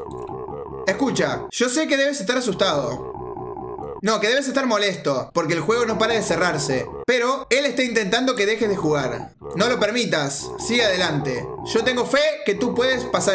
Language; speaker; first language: Spanish; native; Spanish